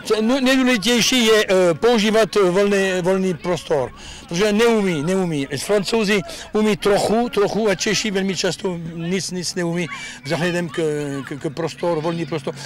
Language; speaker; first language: Czech; non-native, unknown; French